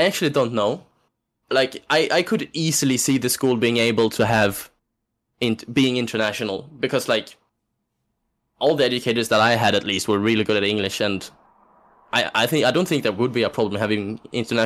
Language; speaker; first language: English; non-native, fluent; Swedish